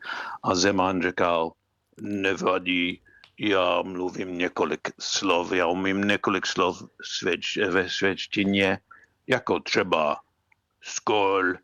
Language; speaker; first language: Czech; non-native, fluent; English